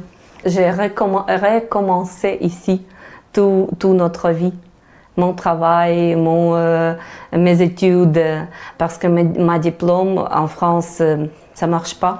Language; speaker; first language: French; non-native, learner; Ukrainian